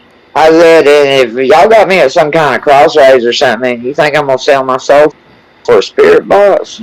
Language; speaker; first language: English; native; English